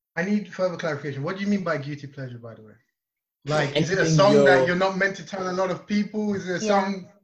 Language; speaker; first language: English; non-native, local second language; Yoruba